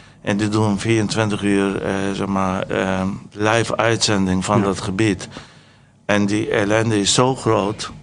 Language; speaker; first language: Dutch; non-native, fluent; Turkish